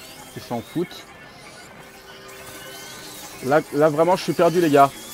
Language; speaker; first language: French; native; French